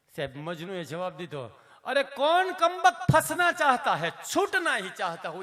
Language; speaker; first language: Hindi; non-native, local second language; Gujarati